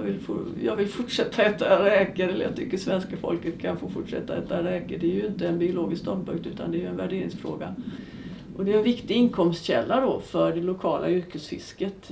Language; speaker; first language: Swedish; native; Swedish